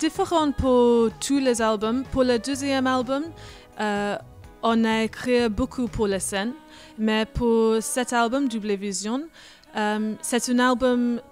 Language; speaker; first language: French; non-native, learner; English